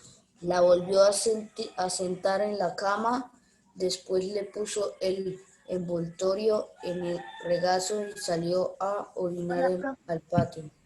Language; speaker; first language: Spanish; native; Spanish